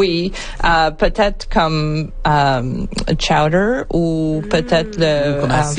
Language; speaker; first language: French; non-native, local second language; English